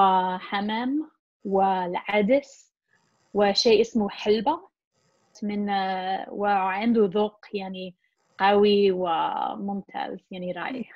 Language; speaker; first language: Arabic; non-native, fluent; English